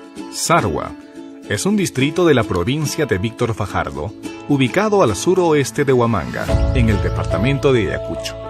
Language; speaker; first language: Spanish; native; Spanish